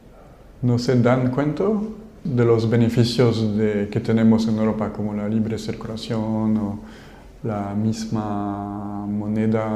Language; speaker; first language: Spanish; non-native, learner; French